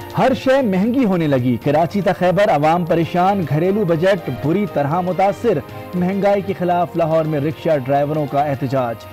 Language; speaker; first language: Urdu; native; Urdu